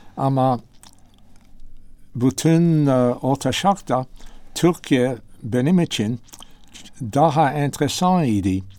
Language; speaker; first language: Turkish; non-native, learner; English